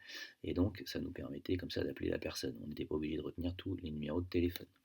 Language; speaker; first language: French; native; French